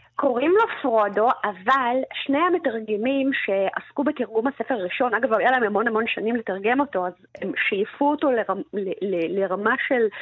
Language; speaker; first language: Hebrew; early bilingual, other home language; Russian